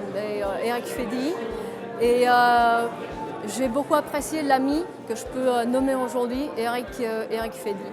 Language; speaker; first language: French; non-native, fluent; Romanian